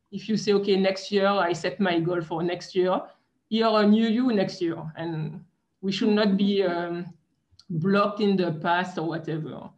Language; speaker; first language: English; non-native, fluent; French